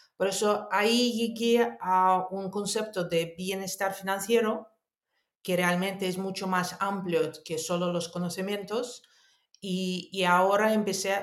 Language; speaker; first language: Spanish; non-native, fluent; Russian